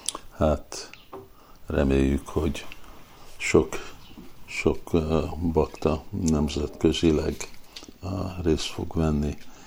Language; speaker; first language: Hungarian; early bilingual, heritage; Hungarian